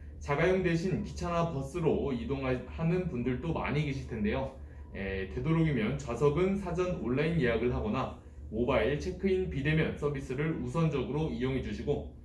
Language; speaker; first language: Korean; native; Korean